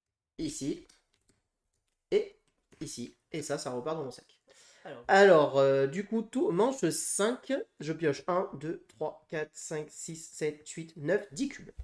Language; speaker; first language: French; native; French